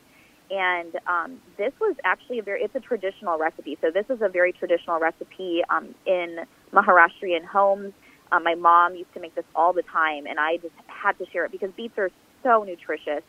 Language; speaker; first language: English; native; English